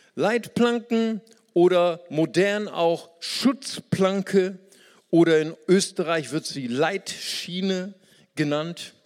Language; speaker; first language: German; non-native, fluent; Portuguese